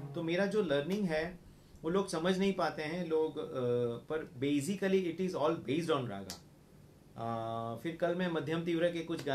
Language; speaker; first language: Hindi; non-native, local second language; Gujarati